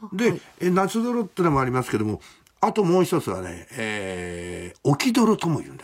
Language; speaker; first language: Japanese; native; Japanese